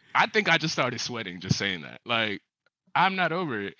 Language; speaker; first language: English; early bilingual, other home language; Spanish